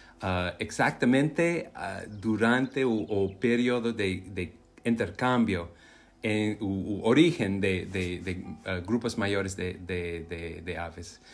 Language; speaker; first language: Spanish; non-native, learner; English